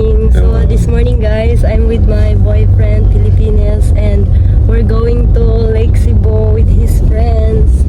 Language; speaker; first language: English; non-native, local second language; Filipino